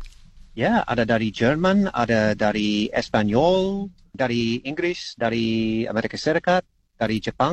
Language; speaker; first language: Indonesian; non-native, learner; English